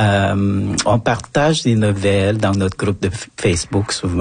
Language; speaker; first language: French; non-native, fluent; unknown